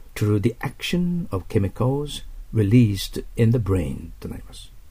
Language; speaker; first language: English; non-native, fluent; Japanese